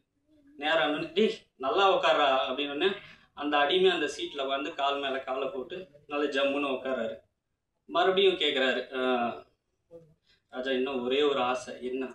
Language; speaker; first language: Tamil; native; Tamil